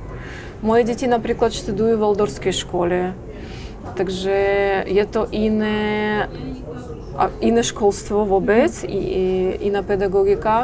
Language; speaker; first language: Czech; non-native, learner; Ukrainian